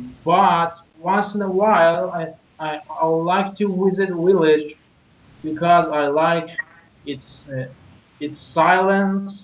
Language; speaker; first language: English; non-native, learner; Persian